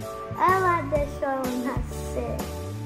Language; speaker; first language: Portuguese; early bilingual, heritage; Portuguese